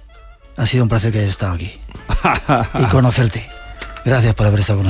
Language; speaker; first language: Spanish; native; Spanish